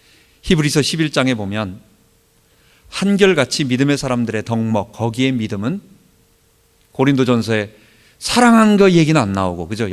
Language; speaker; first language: Korean; native; Korean